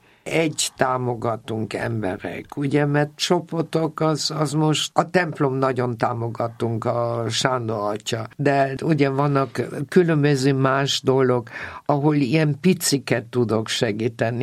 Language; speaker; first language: Hungarian; non-native, fluent; German